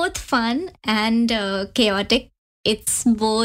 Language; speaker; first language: English; non-native, local second language; Hindi